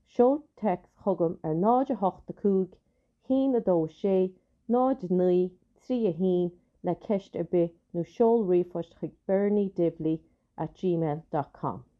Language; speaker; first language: Irish; native; Irish